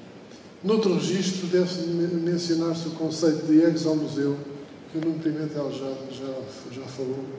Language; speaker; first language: Portuguese; native; Portuguese